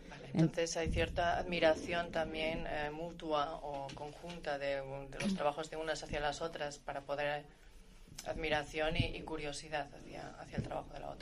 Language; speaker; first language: Spanish; native; Spanish